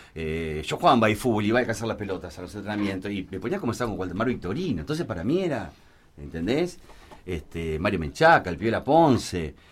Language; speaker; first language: Spanish; native; Spanish